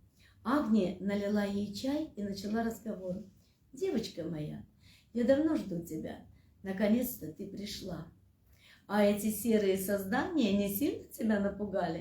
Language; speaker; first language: Russian; native; Russian